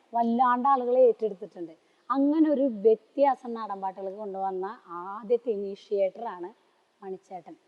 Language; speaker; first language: Malayalam; native; Malayalam